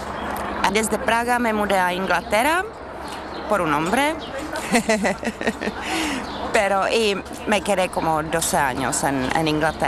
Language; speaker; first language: Spanish; non-native, fluent; Czech